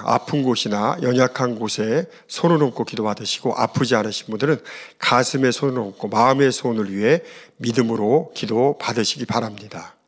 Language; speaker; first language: Korean; native; Korean